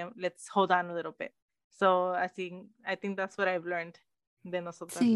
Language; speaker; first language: Spanish; early bilingual, heritage; Spanish